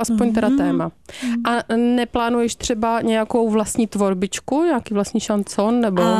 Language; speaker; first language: Czech; native; Czech